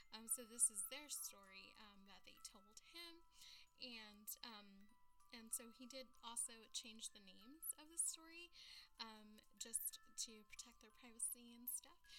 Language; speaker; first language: English; early bilingual, other home language; Spanish